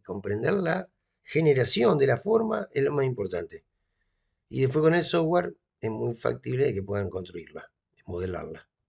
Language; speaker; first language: Spanish; native; Spanish